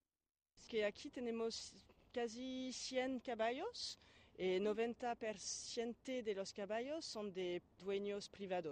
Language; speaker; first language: Spanish; non-native, fluent; French